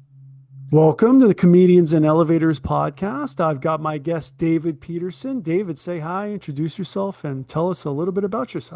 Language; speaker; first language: English; native; English